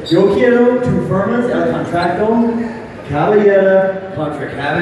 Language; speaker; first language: Spanish; non-native, learner; English